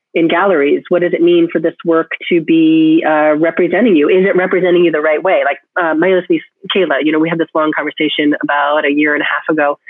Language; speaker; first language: English; native; English